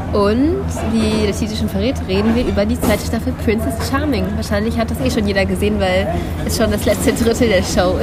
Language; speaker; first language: German; native; German